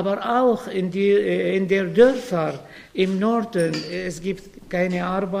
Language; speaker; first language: German; non-native, learner; Arabic